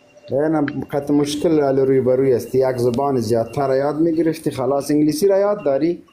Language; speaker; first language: Persian; non-native, local second language; Pashto